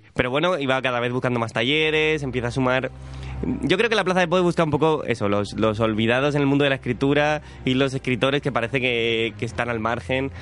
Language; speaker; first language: Spanish; native; Spanish